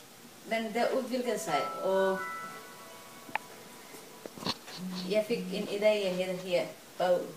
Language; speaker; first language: Danish; non-native, learner; Somali